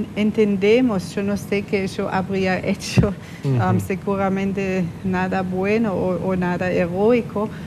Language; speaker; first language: Spanish; non-native, fluent; German